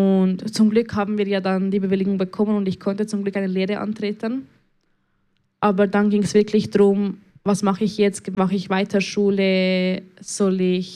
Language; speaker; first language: German; early bilingual, other home language; Spanish